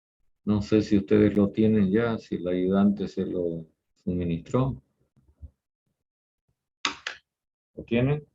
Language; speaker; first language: Spanish; native; Spanish